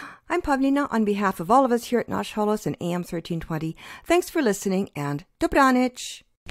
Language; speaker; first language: English; native; English